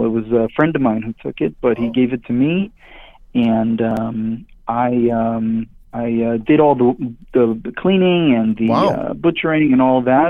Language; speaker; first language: English; non-native, fluent; Hebrew